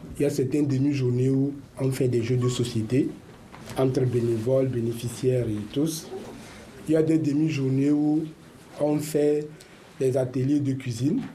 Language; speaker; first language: French; native; French